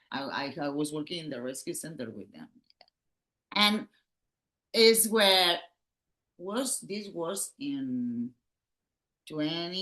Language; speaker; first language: English; non-native, learner; Catalan